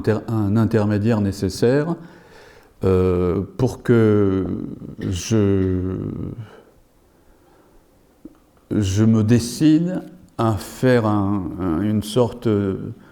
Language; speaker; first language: French; non-native, fluent; Japanese